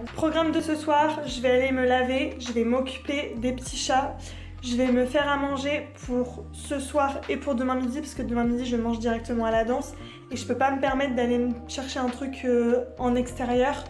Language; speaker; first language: French; native; French